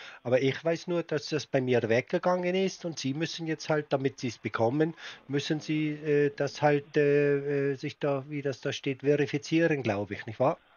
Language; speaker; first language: German; native; German